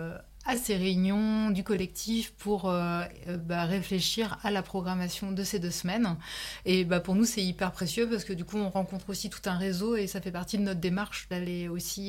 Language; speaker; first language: French; native; French